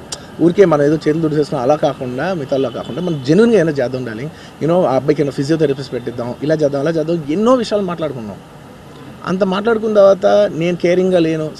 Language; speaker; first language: Telugu; native; Telugu